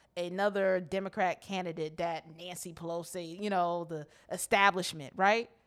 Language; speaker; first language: English; native; English